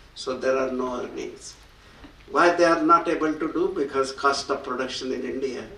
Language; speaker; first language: English; non-native, local second language; Marathi